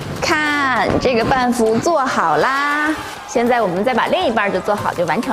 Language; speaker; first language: Chinese; native; Chinese